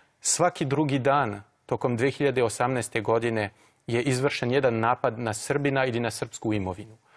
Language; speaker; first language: Croatian; non-native, fluent; French